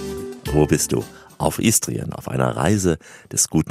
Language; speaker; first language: German; native; German